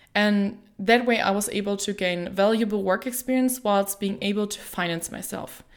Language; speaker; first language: English; non-native, fluent; German